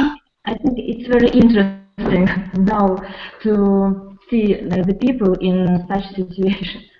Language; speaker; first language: English; non-native, learner; Russian